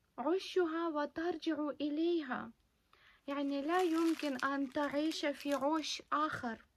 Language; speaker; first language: Arabic; non-native, fluent; Ukrainian